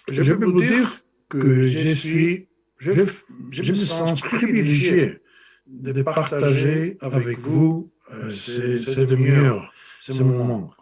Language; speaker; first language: French; non-native, learner; Spanish